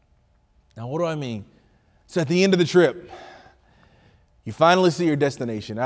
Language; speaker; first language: English; native; English